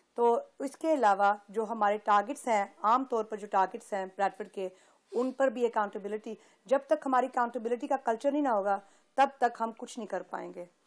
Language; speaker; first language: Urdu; early bilingual, heritage; Urdu